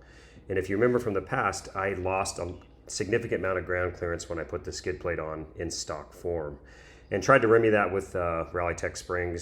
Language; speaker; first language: English; native; English